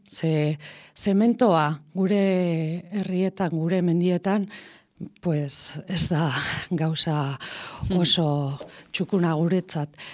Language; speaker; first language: Basque; non-native, local second language; Spanish